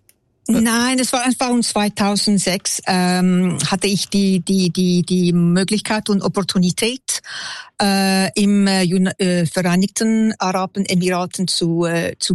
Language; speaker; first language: German; non-native, local second language; French